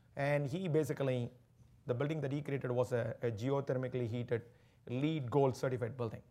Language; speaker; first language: English; non-native, local second language; Tamil